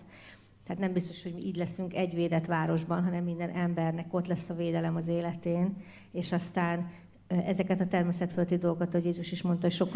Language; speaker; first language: Hungarian; native; Hungarian